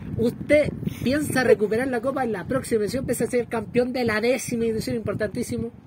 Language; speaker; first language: Spanish; native; Spanish